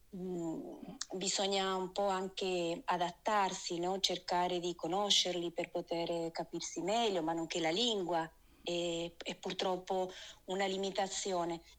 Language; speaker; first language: Italian; non-native, fluent; Spanish